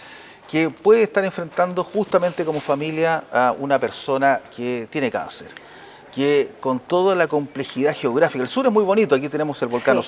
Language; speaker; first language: Spanish; native; Spanish